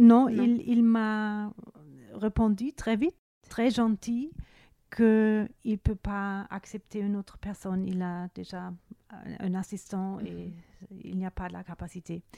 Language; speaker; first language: French; non-native, fluent; German